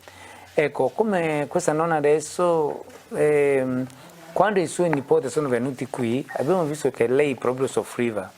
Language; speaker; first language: Italian; non-native, fluent; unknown